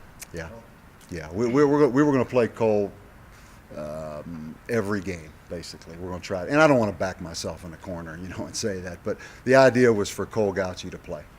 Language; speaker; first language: English; native; English